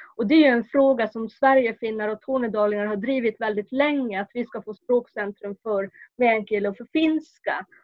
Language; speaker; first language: Swedish; native; Swedish